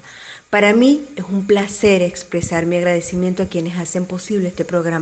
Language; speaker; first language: Spanish; native; Spanish